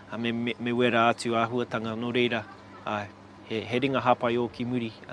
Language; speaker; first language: Māori; non-native, local second language; English